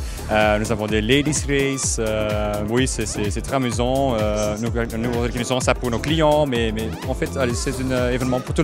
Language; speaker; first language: French; non-native, local second language; Dutch